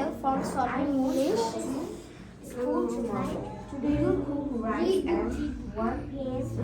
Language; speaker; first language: English; non-native, learner; Bangla